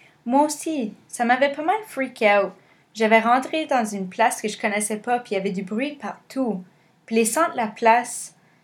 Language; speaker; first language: French; native; French